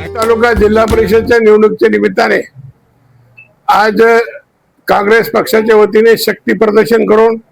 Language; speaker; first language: Marathi; native; Marathi